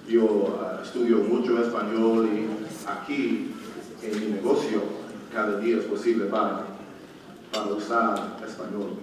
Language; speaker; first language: Spanish; non-native, learner; English